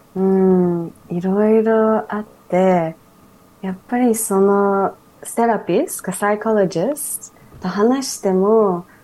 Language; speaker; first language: Japanese; early bilingual, heritage; Japanese